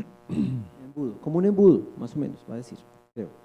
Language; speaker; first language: Spanish; native; Spanish